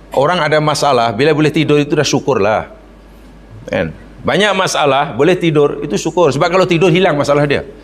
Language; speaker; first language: Malay; native; Malay